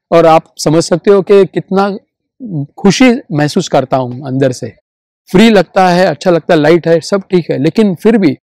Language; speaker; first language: Hindi; non-native, local second language; Marathi